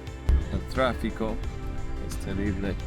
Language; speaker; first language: Spanish; non-native, learner; English